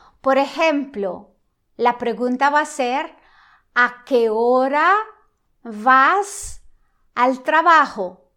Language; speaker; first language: Spanish; non-native, fluent; Italian